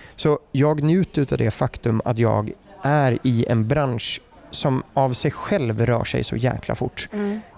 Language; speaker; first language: Swedish; early bilingual, other home language; German